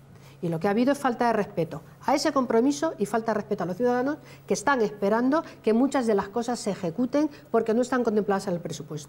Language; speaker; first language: Spanish; native; Spanish